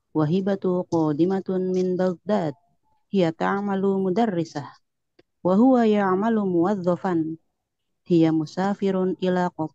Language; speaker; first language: Arabic; non-native, learner; Indonesian